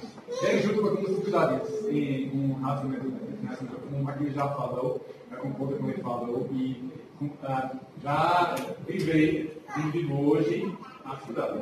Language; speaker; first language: Portuguese; non-native, learner; English